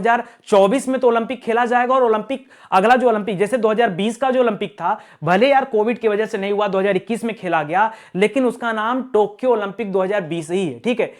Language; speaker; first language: Hindi; native; Hindi